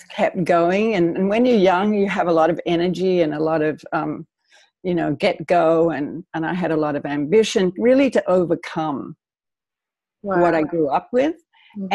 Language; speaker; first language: English; native; English